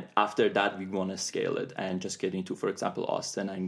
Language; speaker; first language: English; non-native, fluent; Persian